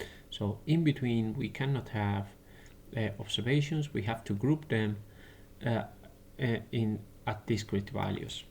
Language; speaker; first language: English; non-native, fluent; Spanish